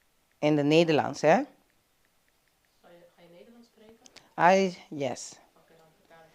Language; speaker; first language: Dutch; non-native, local second language; Papiamento